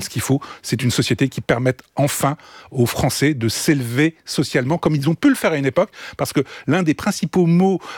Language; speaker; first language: French; native; French